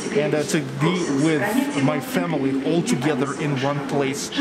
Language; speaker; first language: English; non-native, fluent; Russian